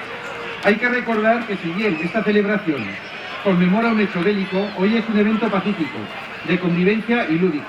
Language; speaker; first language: Spanish; native; Spanish